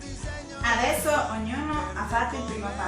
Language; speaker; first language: Italian; non-native, learner; Spanish